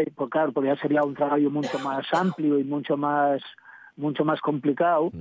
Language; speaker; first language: Spanish; native; Spanish